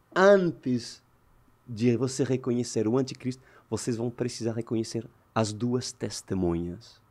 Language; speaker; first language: Portuguese; non-native, fluent; French